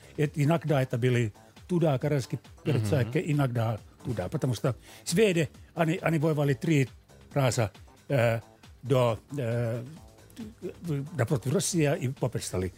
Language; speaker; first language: Russian; non-native, learner; Finnish